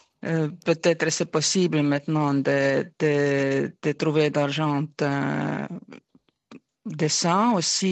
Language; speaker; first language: French; non-native, fluent; Estonian